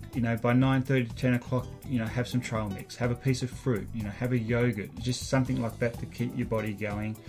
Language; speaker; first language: English; native; English